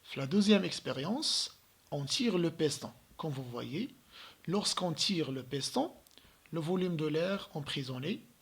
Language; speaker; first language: French; non-native, local second language; Arabic